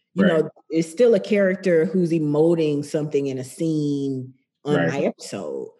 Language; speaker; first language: English; native; English